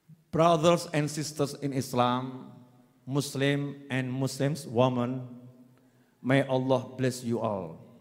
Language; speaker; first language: English; non-native, learner; Indonesian